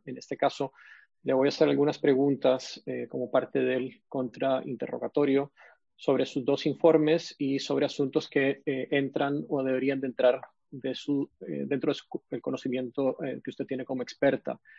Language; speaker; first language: Spanish; native; Spanish